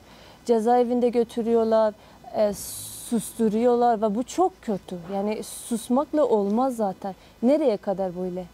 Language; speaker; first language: Turkish; non-native, fluent; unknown